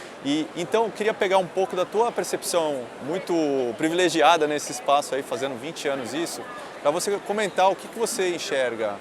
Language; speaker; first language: Portuguese; native; Portuguese